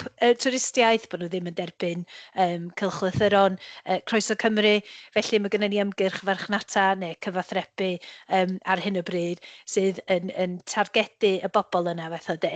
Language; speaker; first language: Welsh; native; Welsh